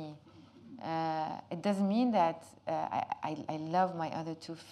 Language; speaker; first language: English; non-native, fluent; Arabic